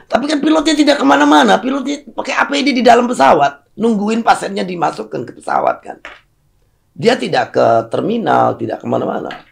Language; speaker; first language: Indonesian; native; Indonesian